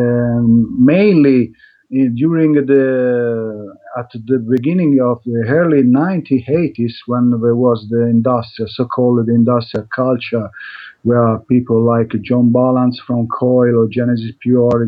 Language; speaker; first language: English; non-native, fluent; Italian